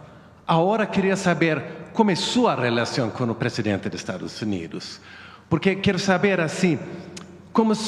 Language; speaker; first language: Spanish; non-native, learner; Swedish